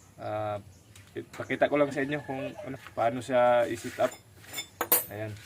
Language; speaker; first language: Filipino; non-native, local second language; Cebuano